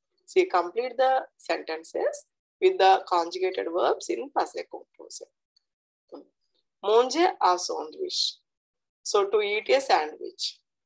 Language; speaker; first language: English; non-native, local second language; Telugu